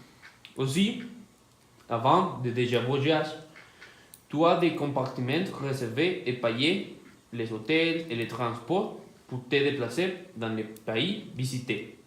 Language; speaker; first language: French; non-native, learner; Spanish